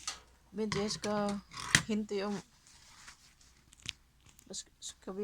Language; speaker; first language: Danish; non-native, local second language; Cebuano